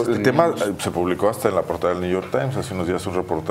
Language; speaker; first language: Spanish; native; Spanish